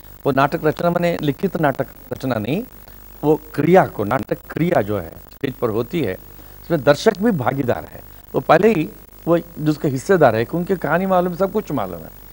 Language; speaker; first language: Hindi; non-native, local second language; Kannada